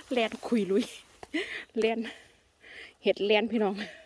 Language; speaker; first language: Thai; native; Thai